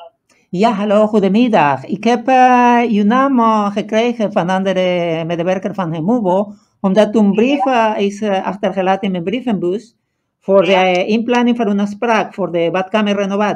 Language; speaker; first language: Dutch; non-native, fluent; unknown